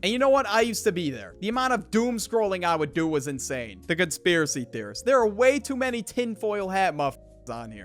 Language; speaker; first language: English; native; English